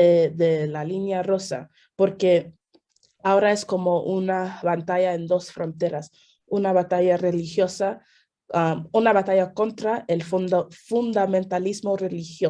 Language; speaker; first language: Spanish; non-native, fluent; English